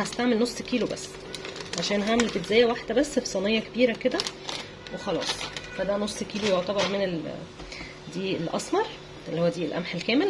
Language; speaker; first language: Arabic; native; Arabic